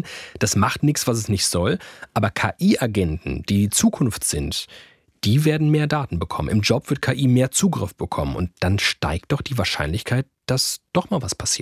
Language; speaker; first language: German; native; German